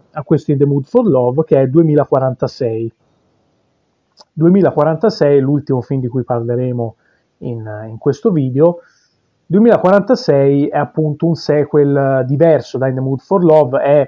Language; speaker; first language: Italian; native; Italian